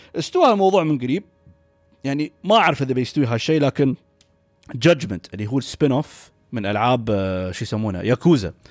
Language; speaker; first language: Arabic; native; Arabic